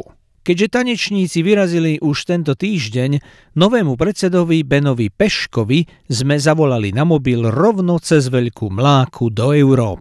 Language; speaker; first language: Slovak; native; Slovak